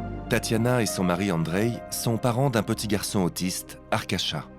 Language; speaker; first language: French; native; French